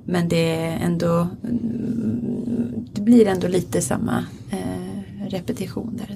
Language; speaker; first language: Swedish; native; Swedish